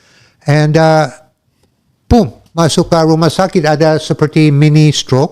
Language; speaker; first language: Indonesian; non-native, learner; English